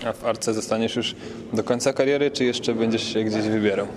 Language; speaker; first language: Polish; native; Polish